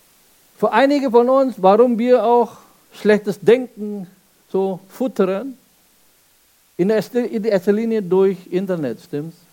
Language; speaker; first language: German; non-native, fluent; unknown